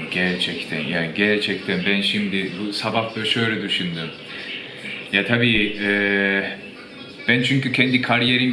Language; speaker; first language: Turkish; non-native, fluent; Japanese